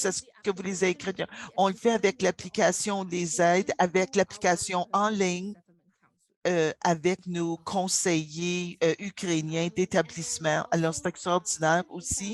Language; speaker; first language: French; non-native, fluent; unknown